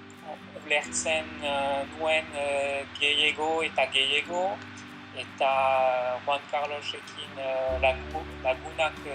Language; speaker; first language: Basque; non-native, learner; French